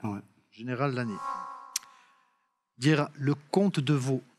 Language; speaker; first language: French; non-native, local second language; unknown